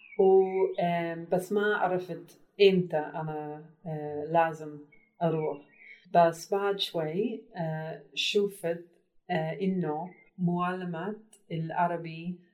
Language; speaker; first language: Arabic; non-native, learner; English